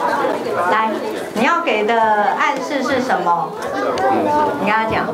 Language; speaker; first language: Chinese; native; Chinese